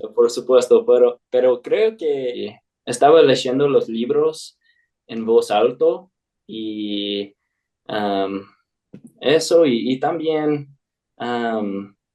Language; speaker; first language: Spanish; non-native, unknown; English